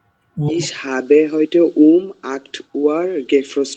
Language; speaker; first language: German; non-native, learner; Bangla